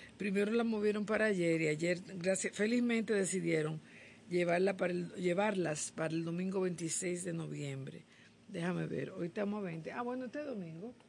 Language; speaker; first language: Spanish; native; Spanish